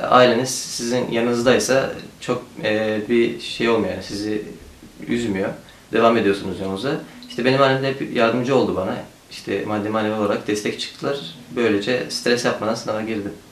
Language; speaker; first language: Turkish; early bilingual, heritage; Turkish